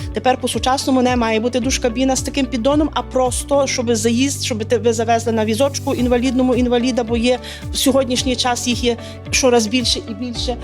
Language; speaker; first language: Ukrainian; native; Ukrainian